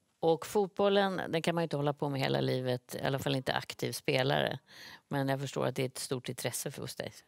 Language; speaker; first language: Swedish; native; Swedish